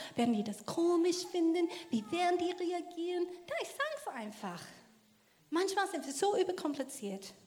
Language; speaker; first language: German; non-native, fluent; English